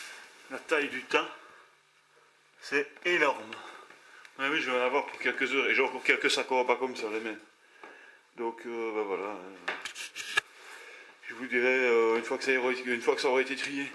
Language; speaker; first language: French; native; French